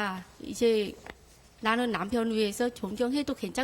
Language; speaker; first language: Korean; non-native, fluent; Vietnamese